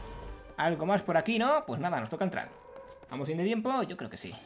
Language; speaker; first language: Spanish; native; Spanish